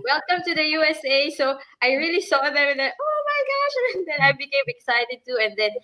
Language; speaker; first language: English; non-native, local second language; Filipino